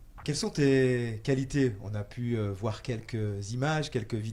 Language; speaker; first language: French; native; French